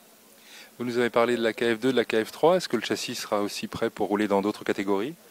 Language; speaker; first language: French; native; French